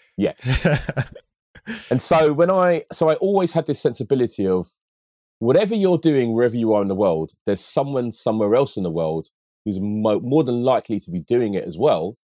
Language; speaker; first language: English; early bilingual, other home language; Akan